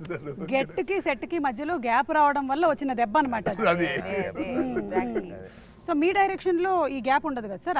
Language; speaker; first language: Telugu; native; Telugu